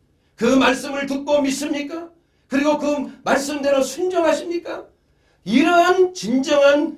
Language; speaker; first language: Korean; native; Korean